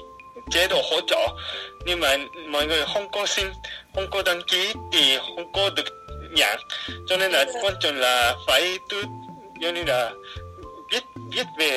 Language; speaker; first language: Vietnamese; non-native, fluent; Japanese